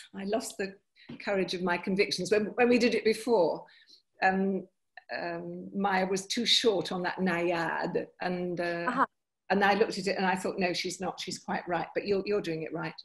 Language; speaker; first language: English; native; English